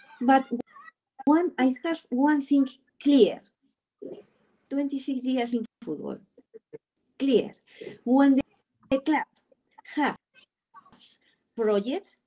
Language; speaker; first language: English; non-native, learner; Spanish